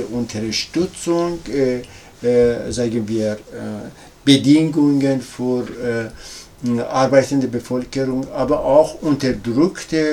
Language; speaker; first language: German; non-native, learner; Persian